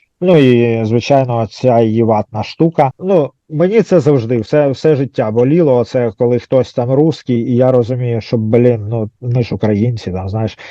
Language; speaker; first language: Ukrainian; native; Ukrainian